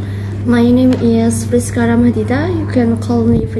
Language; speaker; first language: English; non-native, learner; Indonesian